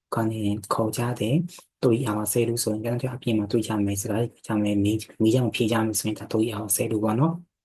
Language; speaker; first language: Burmese; native; Burmese